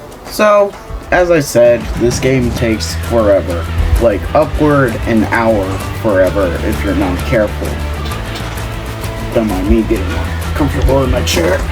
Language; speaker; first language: English; native; English